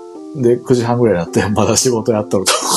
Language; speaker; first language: Japanese; native; Japanese